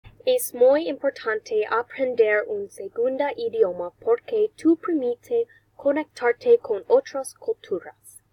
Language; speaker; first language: Spanish; non-native, learner; English